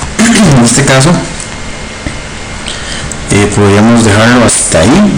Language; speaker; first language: Spanish; native; Spanish